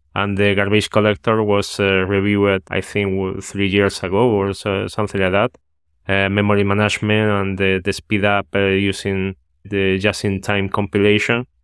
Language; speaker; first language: English; non-native, fluent; Spanish